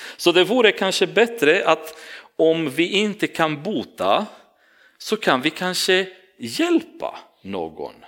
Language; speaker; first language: Swedish; non-native, fluent; Romanian